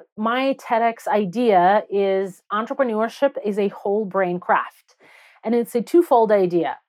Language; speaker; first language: English; non-native, fluent; Russian